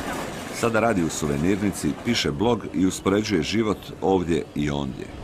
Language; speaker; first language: Croatian; native; Croatian